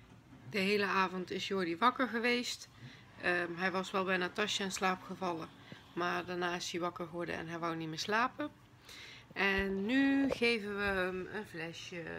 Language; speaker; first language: Dutch; native; Dutch